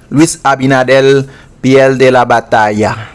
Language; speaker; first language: Spanish; non-native, fluent; Haitian Creole